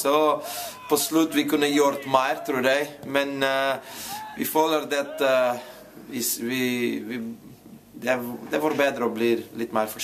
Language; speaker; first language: Norwegian; non-native, fluent; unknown